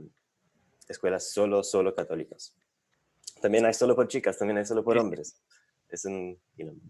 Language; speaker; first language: Spanish; non-native, fluent; English